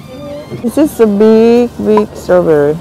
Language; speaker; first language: English; non-native, learner; Indonesian